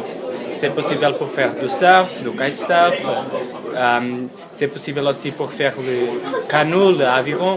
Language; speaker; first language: French; non-native, learner; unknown